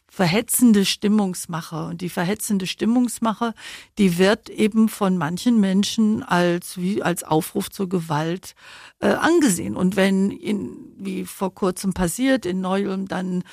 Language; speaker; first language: German; native; German